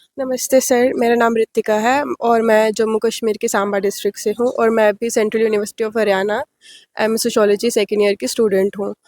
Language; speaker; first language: Hindi; non-native, local second language; Dogri